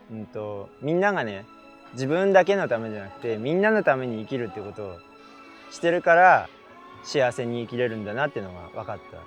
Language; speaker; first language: Japanese; native; Japanese